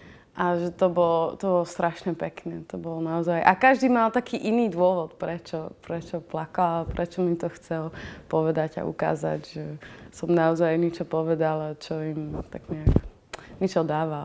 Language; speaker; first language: Slovak; non-native, fluent; Dutch